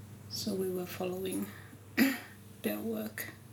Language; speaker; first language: English; non-native, fluent; Finnish